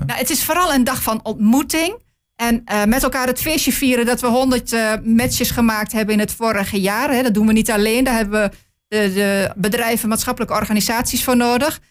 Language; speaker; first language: Dutch; native; Dutch